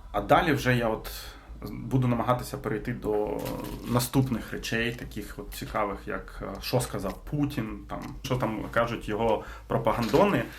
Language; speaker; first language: Ukrainian; non-native, local second language; Russian